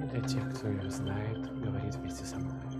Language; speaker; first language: Russian; native; Russian